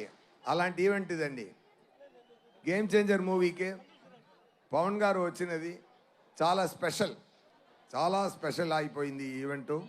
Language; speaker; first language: Telugu; non-native, local second language; Tamil